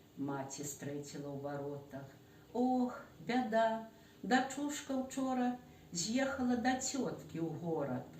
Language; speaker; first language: Belarusian; native; Belarusian